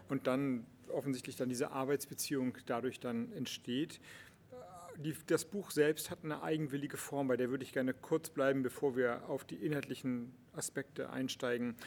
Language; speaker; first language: German; native; German